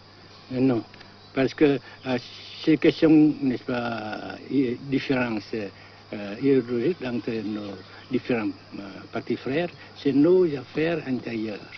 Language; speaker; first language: French; non-native, local second language; Vietnamese